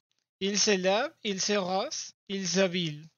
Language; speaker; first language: French; non-native, learner; Spanish